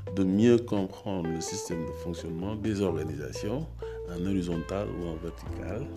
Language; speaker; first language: French; non-native, local second language; Wolof